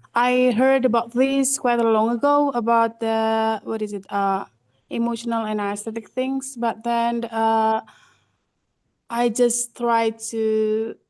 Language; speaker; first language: English; non-native, fluent; Indonesian